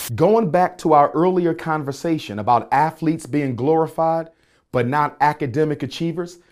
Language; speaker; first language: English; native; English